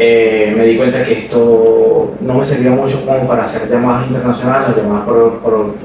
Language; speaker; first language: Spanish; native; Spanish